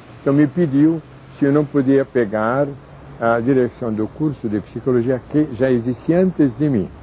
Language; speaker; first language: Portuguese; non-native, fluent; Hungarian